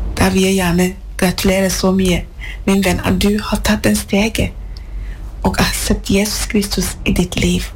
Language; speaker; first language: Norwegian; non-native, fluent; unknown